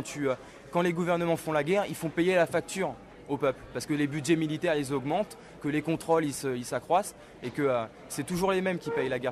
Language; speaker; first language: French; native; French